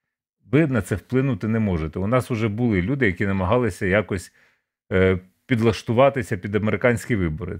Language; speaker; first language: Ukrainian; native; Ukrainian